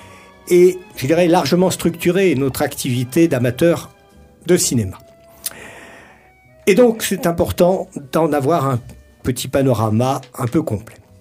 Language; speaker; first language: French; native; French